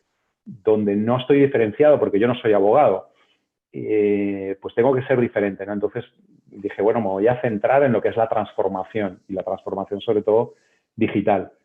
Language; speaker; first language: Spanish; native; Spanish